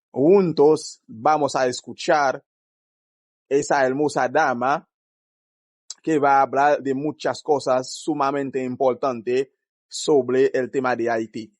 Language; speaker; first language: Spanish; non-native, fluent; Haitian Creole